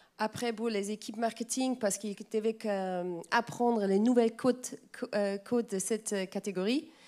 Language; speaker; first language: French; non-native, fluent; German